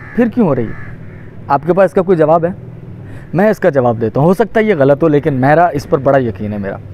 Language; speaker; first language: Urdu; non-native, local second language; Punjabi